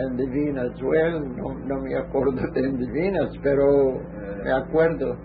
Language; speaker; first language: Spanish; early bilingual, heritage; Ladino